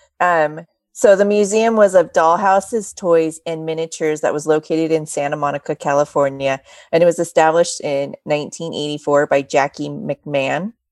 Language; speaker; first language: English; native; English